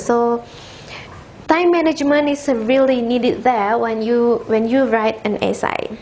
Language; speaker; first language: English; non-native, fluent; Indonesian